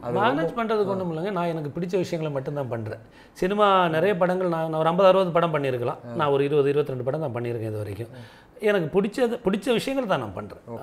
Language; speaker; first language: Tamil; non-native, local second language; Malayalam